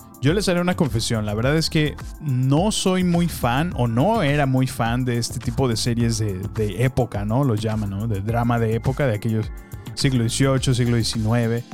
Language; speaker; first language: Spanish; native; Spanish